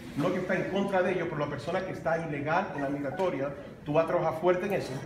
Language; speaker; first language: Spanish; early bilingual, heritage; Spanish